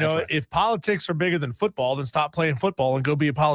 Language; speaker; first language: English; native; English